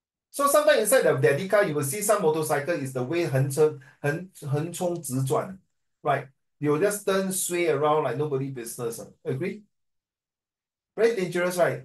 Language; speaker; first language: English; non-native, local second language; Chinese